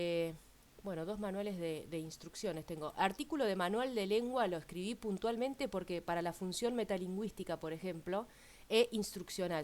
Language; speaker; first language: Spanish; native; Spanish